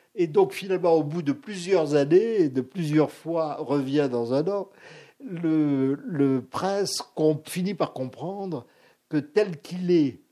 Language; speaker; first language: French; native; French